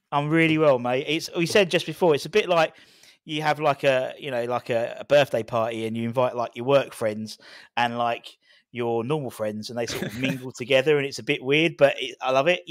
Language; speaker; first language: English; native; English